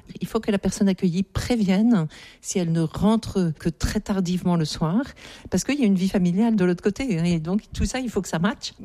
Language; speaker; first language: French; native; French